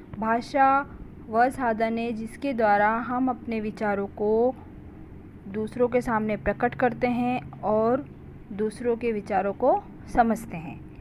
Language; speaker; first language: Hindi; native; Hindi